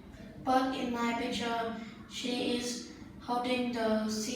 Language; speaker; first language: English; non-native, learner; Vietnamese